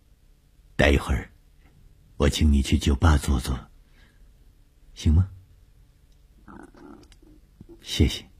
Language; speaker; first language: Chinese; native; Chinese